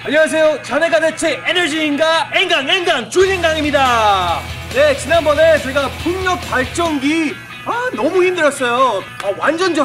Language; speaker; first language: Korean; non-native, fluent; English